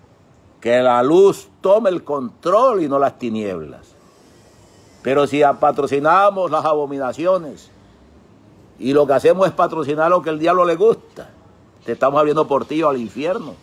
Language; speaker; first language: Spanish; native; Spanish